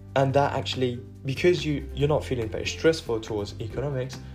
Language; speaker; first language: English; non-native, fluent; Japanese